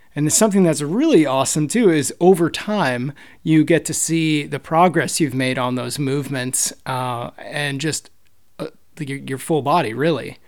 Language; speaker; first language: English; native; English